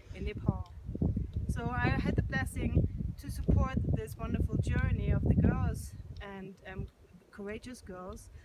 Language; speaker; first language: English; non-native, fluent; German